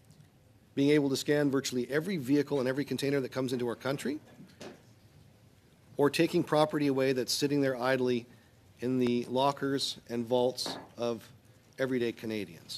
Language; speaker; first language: English; native; English